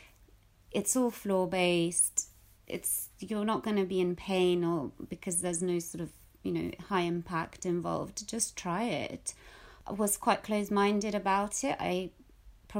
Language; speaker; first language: English; early bilingual, other home language; Russian